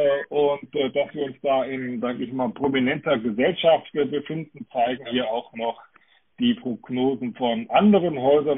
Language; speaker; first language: German; native; German